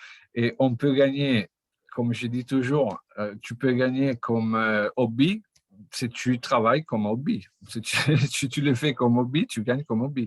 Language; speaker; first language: French; non-native, fluent; Portuguese